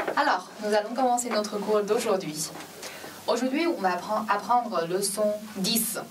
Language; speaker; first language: French; non-native, fluent; Chinese